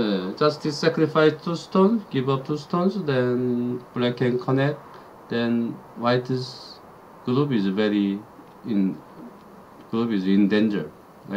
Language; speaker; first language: English; non-native, learner; Korean